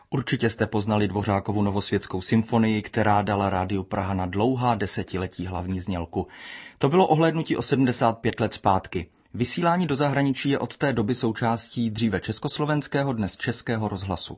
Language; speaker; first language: Czech; native; Czech